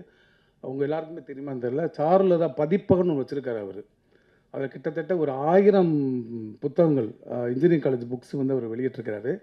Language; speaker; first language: Tamil; native; Tamil